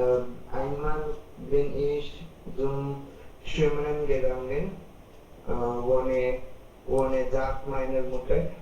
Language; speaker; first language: German; non-native, learner; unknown